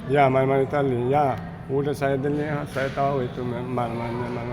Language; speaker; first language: Indonesian; non-native, fluent; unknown